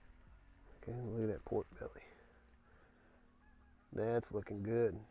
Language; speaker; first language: English; native; English